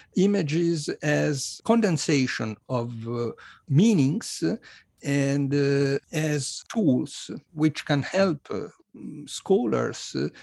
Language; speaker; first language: English; non-native, fluent; Italian